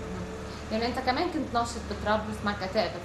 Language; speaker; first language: Arabic; native; Arabic